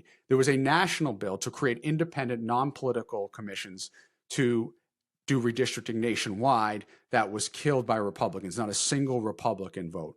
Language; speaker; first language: English; native; English